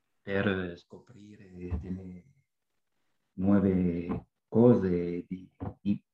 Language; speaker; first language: Italian; non-native, learner; French